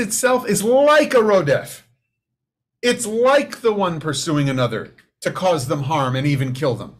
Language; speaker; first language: English; native; English